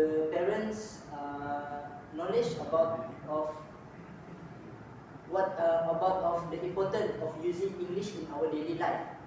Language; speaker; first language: English; non-native, local second language; Malay